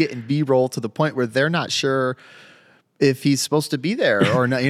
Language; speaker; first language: English; native; English